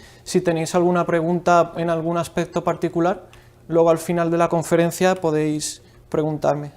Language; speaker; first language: Spanish; native; Spanish